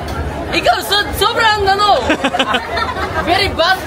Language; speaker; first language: Filipino; non-native, learner; Japanese